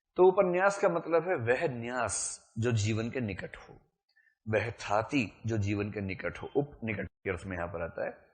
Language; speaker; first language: Hindi; native; Hindi